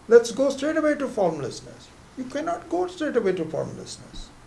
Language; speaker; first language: English; non-native, local second language; Hindi